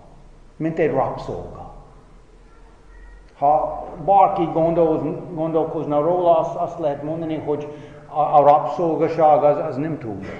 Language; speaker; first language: Hungarian; non-native, fluent; English